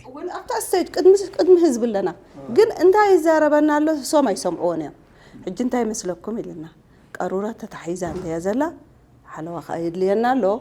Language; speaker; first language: Tigrinya; non-native, local second language; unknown